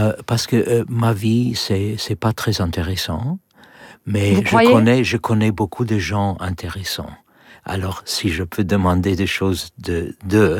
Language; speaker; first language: French; non-native, learner; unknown